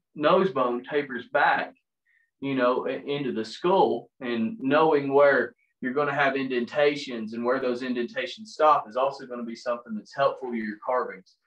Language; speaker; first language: English; native; English